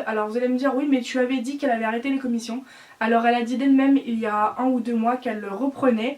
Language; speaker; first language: French; native; French